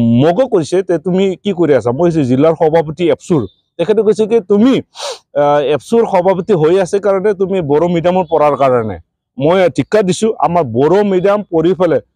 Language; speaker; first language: Assamese; non-native, local second language; Bodo